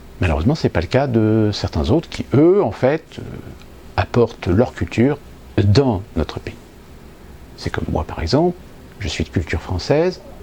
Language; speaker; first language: French; native; French